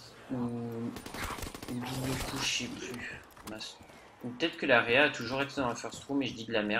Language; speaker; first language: French; native; French